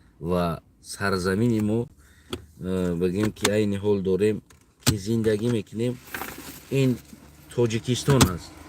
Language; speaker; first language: Tajik; non-native, local second language; Uzbek